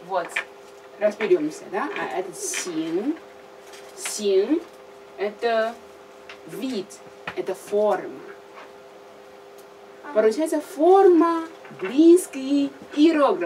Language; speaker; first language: Russian; non-native, learner; Chinese